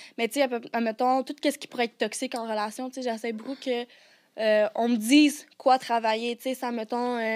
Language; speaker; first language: French; native; French